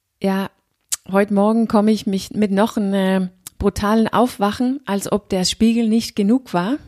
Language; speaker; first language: German; non-native, fluent; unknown